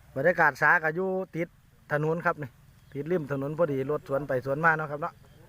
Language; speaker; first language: Thai; native; Thai